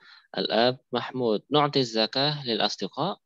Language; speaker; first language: Arabic; non-native, fluent; Indonesian